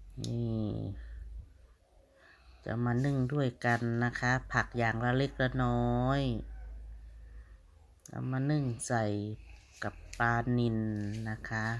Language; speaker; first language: Thai; non-native, local second language; Lao